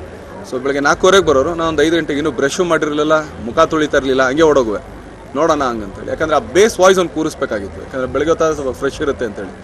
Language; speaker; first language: Kannada; native; Kannada